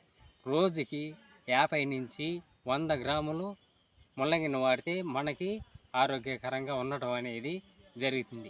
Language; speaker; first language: Telugu; native; Telugu